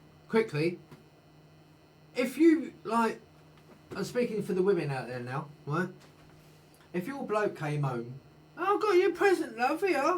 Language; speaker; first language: English; native; English